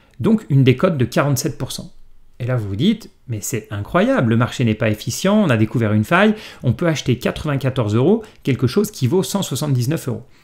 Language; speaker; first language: French; native; French